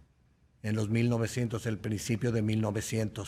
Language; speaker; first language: Spanish; native; Spanish